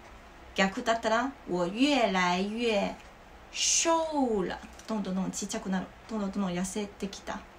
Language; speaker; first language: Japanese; non-native, learner; Chinese